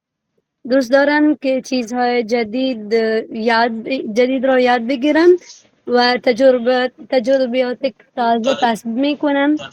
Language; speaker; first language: Persian; non-native, fluent; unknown